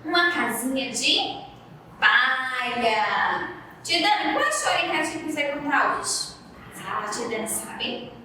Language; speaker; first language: Portuguese; native; Portuguese